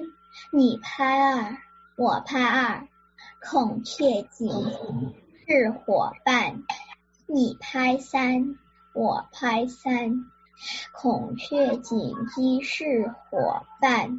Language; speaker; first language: Chinese; early bilingual, heritage; Chinese